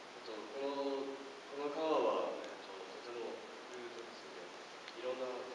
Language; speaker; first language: Japanese; non-native, fluent; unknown